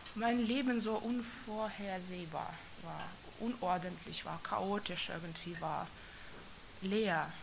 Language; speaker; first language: German; non-native, fluent; Russian